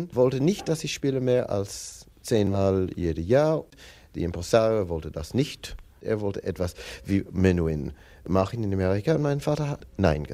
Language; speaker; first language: German; non-native, fluent; English